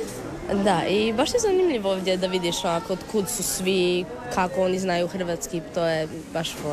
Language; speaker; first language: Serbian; early bilingual, heritage; English